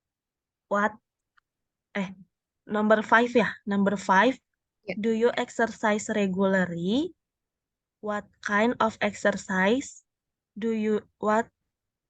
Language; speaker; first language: English; non-native, learner; Indonesian